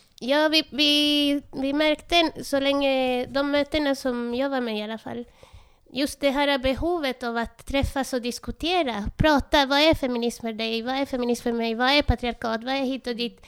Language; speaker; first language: Swedish; non-native, fluent; Spanish